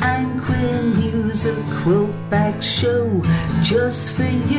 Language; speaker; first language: English; native; English